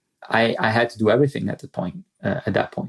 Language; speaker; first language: English; non-native, fluent; Italian